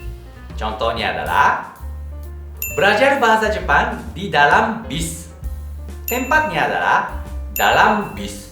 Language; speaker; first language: Indonesian; non-native, fluent; Japanese